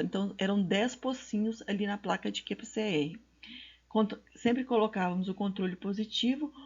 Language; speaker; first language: Portuguese; native; Portuguese